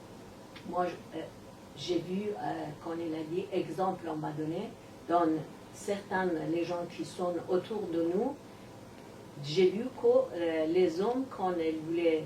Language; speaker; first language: French; non-native, learner; Persian